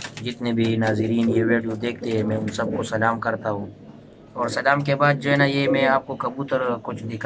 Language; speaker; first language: Hindi; non-native, local second language; Pashto